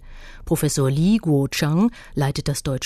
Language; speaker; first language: German; native; German